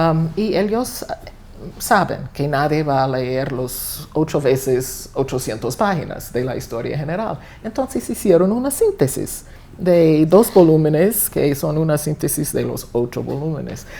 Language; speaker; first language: Spanish; non-native, fluent; English